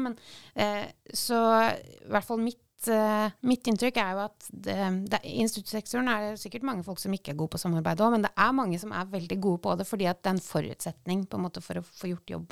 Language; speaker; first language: Norwegian; native; Norwegian